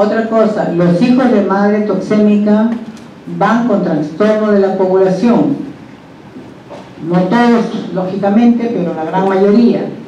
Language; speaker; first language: Spanish; native; Spanish